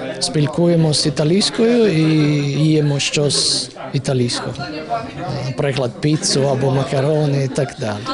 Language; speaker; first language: Ukrainian; non-native, fluent; Italian